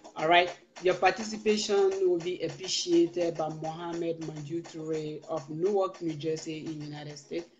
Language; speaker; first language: English; non-native, local second language; Mandingo